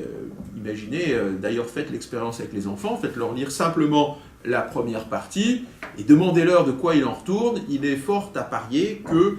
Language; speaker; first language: French; native; French